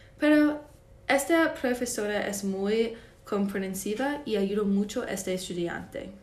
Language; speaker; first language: Spanish; non-native, learner; English